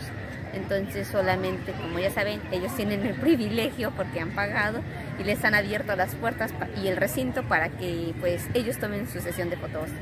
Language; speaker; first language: Spanish; native; Spanish